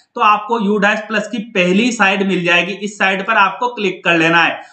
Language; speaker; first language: Hindi; native; Hindi